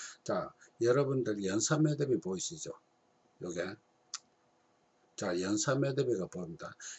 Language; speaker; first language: Korean; native; Korean